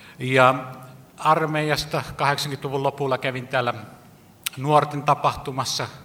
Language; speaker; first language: Finnish; native; Finnish